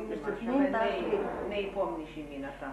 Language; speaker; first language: Macedonian; early bilingual, heritage; Macedonian